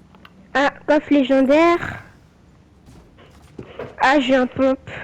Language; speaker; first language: French; native; French